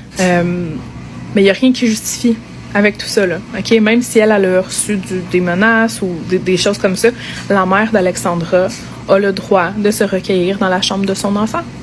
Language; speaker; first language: French; native; French